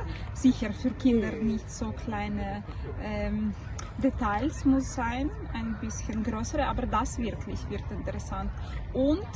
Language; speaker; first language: German; non-native, learner; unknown